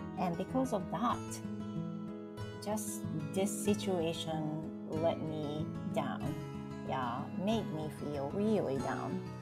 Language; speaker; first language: English; non-native, fluent; Japanese